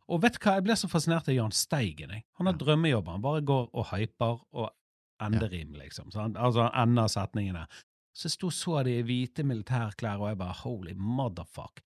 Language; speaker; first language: Norwegian; native; Norwegian